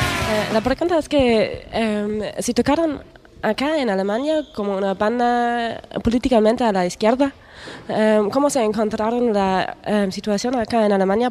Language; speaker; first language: Spanish; non-native, learner; German